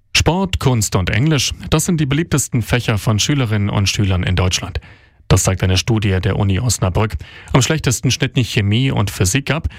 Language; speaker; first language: German; native; German